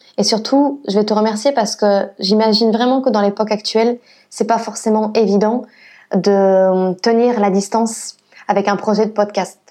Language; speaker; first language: French; native; French